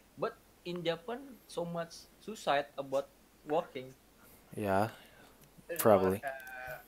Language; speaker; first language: English; non-native, learner; Indonesian